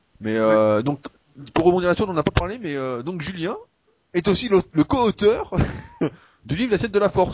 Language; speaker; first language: French; native; French